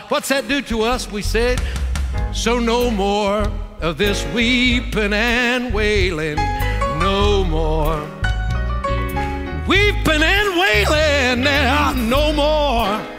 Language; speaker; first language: English; native; English